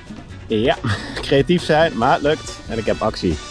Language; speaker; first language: Dutch; native; Dutch